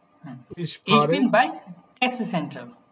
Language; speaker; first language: German; non-native, fluent; Bangla